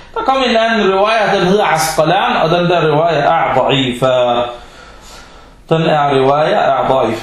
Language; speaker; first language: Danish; non-native, fluent; Arabic